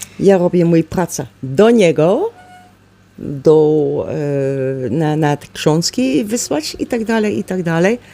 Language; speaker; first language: Polish; non-native, learner; Dutch